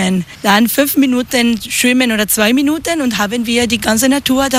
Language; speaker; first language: German; non-native, learner; Spanish